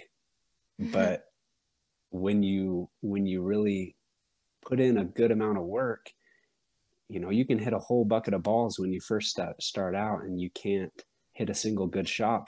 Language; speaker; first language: English; native; English